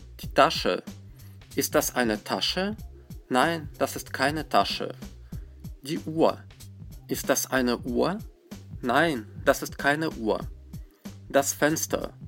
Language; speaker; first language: German; non-native, fluent; Russian